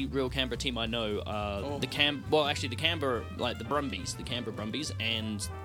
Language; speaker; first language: English; native; English